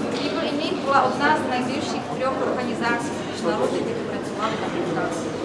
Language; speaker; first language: Ukrainian; non-native, fluent; Czech